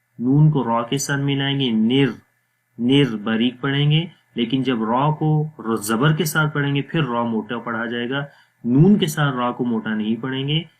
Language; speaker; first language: Urdu; non-native, local second language; Punjabi